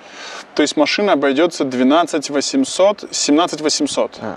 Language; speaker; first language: Russian; native; Russian